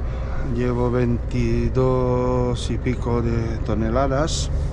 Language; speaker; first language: Spanish; non-native, local second language; Catalan